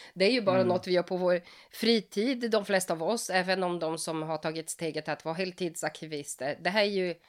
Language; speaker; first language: Swedish; non-native, fluent; Portuguese